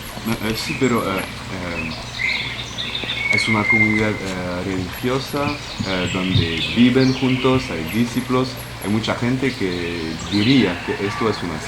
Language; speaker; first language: Spanish; non-native, fluent; French